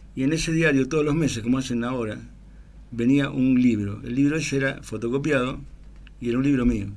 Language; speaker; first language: Spanish; native; Spanish